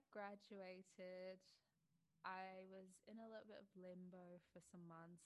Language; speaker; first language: English; native; English